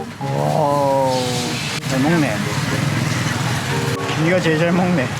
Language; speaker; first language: Korean; native; Korean